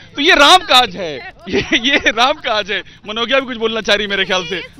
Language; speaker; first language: Hindi; native; Hindi